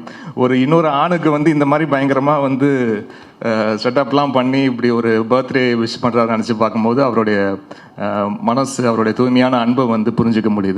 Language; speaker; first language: Tamil; native; Tamil